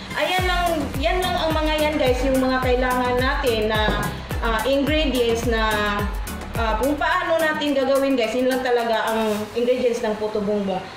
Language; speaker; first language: Filipino; non-native, local second language; Cebuano